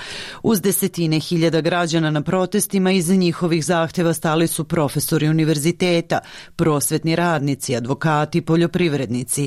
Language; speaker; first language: Serbian; native; Serbian